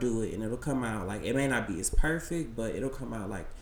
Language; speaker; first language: English; native; English